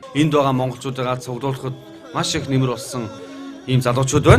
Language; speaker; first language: Mongolian; native; Mongolian